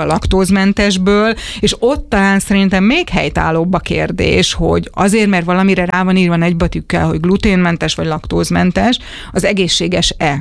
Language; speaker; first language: Hungarian; native; Hungarian